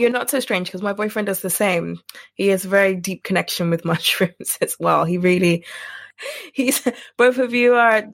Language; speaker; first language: English; native; English